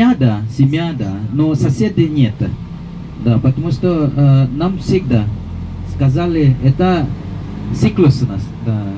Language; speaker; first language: Russian; non-native, learner; Balinese